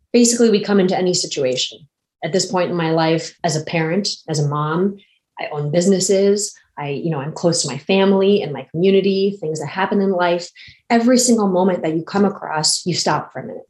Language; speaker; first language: English; native; English